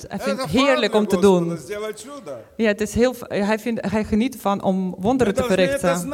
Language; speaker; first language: Dutch; non-native, fluent; Ukrainian